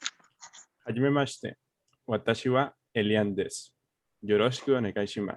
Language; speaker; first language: Japanese; non-native, learner; Spanish